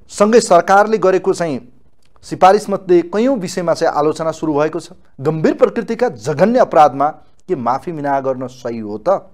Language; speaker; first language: Nepali; native; Nepali